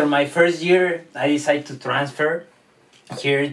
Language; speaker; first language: English; non-native, fluent; Spanish